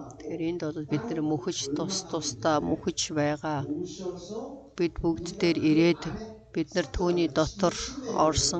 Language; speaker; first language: Mongolian; non-native, fluent; Korean